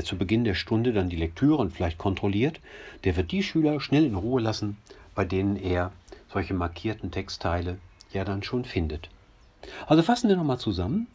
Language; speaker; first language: German; native; German